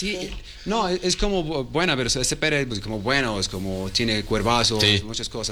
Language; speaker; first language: Spanish; non-native, learner; Arabic